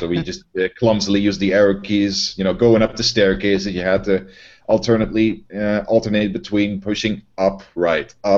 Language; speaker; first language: English; non-native, fluent; Dutch